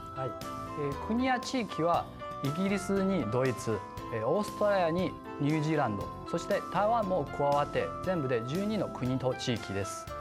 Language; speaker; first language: Japanese; non-native, fluent; Chinese